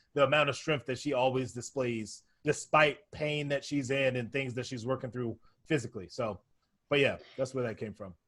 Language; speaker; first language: English; native; English